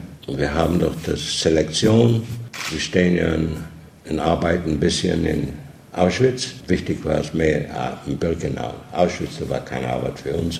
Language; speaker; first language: German; non-native, learner; Polish